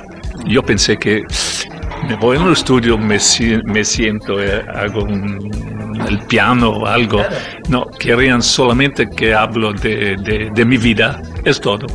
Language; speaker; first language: Spanish; non-native, learner; Italian